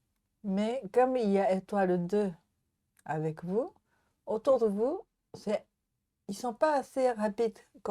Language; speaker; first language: French; non-native, learner; Japanese